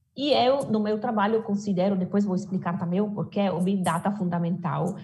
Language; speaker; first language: Portuguese; non-native, fluent; Italian